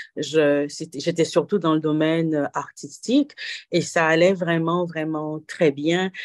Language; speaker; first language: French; non-native, local second language; Haitian Creole